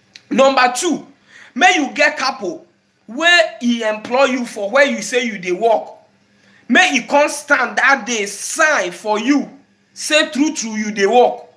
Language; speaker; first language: English; non-native, local second language; Akan